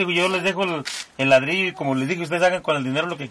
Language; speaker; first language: Spanish; native; Spanish